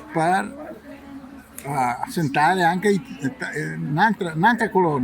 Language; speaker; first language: Italian; early bilingual, heritage; Portuguese